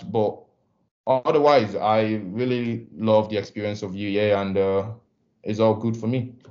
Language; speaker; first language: English; non-native, local second language; Igbo